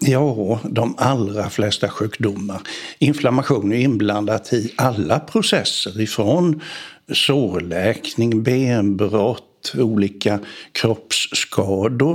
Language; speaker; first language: Swedish; native; Swedish